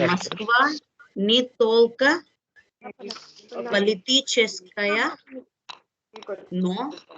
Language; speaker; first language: Russian; non-native, learner; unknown